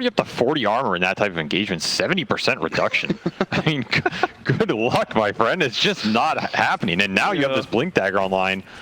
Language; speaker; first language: English; native; English